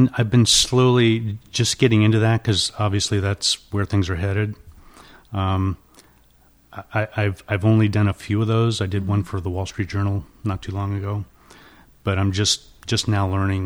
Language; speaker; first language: English; native; English